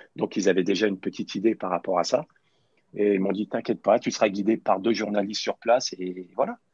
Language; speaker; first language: French; native; French